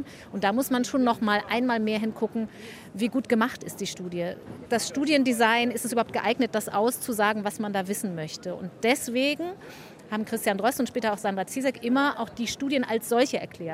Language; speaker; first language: German; native; German